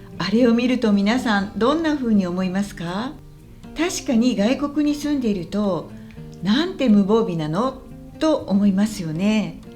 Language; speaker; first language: Japanese; native; Japanese